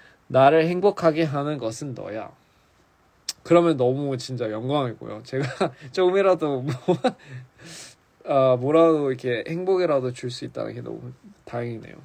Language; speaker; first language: Korean; early bilingual, heritage; English